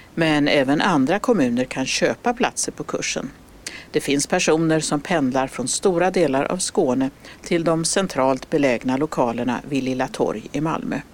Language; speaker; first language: Swedish; native; Swedish